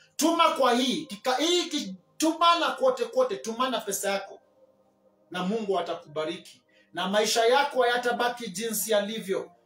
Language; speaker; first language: Swahili; native; Swahili